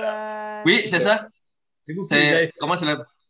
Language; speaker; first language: French; non-native, learner; Indonesian